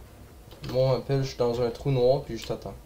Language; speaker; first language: French; native; French